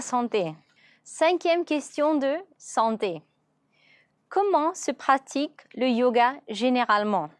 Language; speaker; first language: French; non-native, fluent; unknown